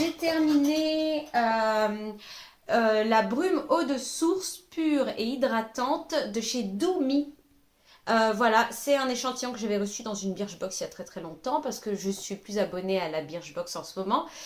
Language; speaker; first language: French; native; French